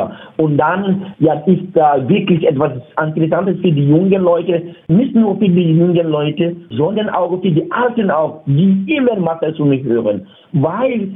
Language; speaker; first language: German; non-native, fluent; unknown